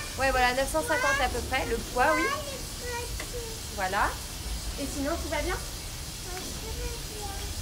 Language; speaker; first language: French; native; French